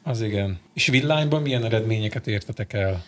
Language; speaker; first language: Hungarian; native; Hungarian